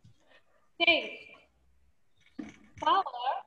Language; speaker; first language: English; non-native, learner; Indonesian